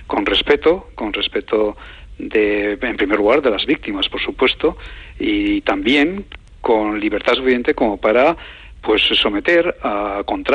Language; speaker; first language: Spanish; native; Spanish